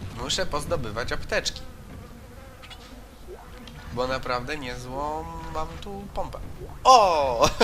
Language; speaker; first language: Polish; native; Polish